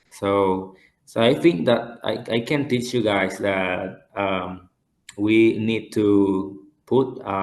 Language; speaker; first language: English; non-native, fluent; Spanish